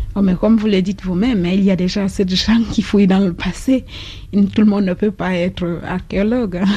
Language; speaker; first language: French; non-native, local second language; Basaa